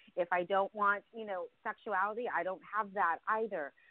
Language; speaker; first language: English; early bilingual, other home language; Russian